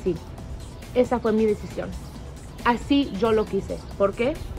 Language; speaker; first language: Spanish; early bilingual, heritage; Spanish